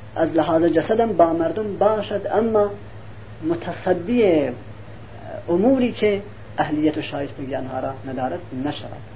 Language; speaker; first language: Persian; non-native, local second language; Central Kurdish